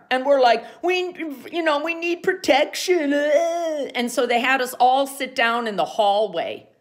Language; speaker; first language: English; native; English